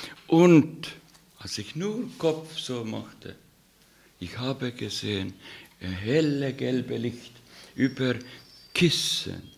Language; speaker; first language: German; non-native, learner; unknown